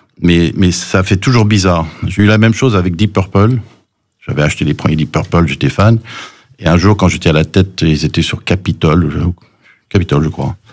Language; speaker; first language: French; early bilingual, other home language; English